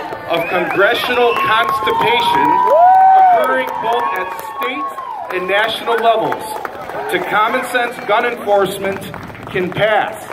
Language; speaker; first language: English; native; English